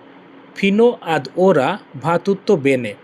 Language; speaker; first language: Italian; non-native, learner; Bangla